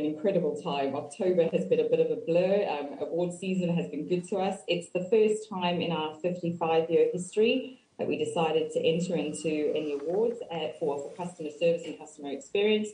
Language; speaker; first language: English; native; English